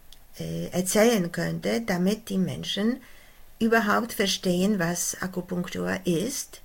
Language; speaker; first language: German; non-native, fluent; Polish